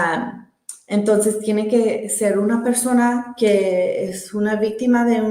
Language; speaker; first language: Spanish; early bilingual, heritage; Spanish